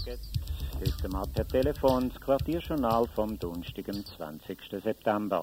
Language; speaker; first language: German; native; German